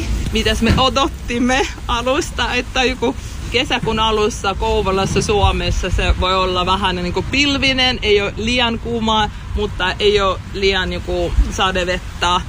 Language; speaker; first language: Finnish; non-native, learner; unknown